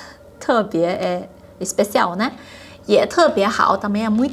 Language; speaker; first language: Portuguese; non-native, fluent; Chinese